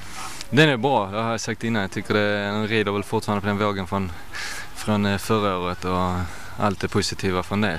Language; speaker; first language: Swedish; native; Swedish